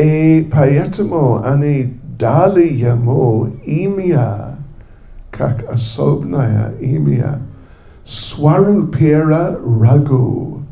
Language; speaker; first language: Russian; non-native, learner; English